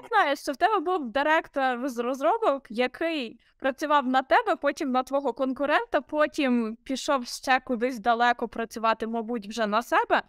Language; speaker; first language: Ukrainian; native; Ukrainian